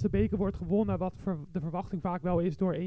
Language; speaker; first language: Dutch; native; Dutch